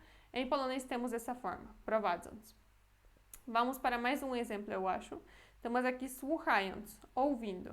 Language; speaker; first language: Portuguese; non-native, fluent; Polish